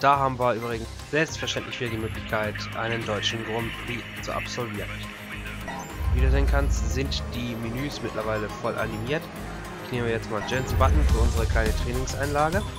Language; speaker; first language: German; native; German